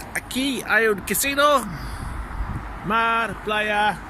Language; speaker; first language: Spanish; non-native, learner; English